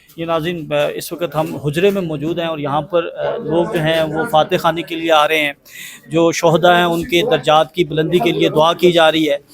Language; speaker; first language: Urdu; non-native, local second language; Pashto